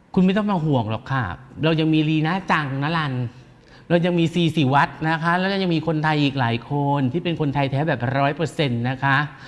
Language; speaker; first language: Thai; native; Thai